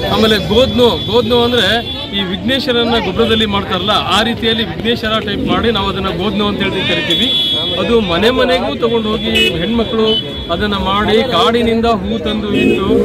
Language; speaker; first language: Kannada; non-native, local second language; Lambadi